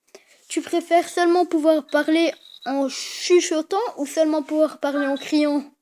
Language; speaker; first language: French; native; French